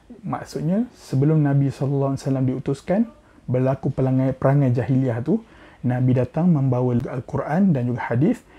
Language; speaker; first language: Malay; native; Malay